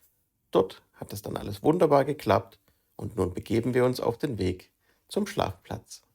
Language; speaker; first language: German; native; German